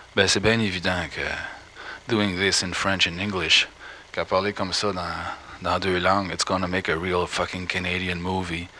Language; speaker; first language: French; native; French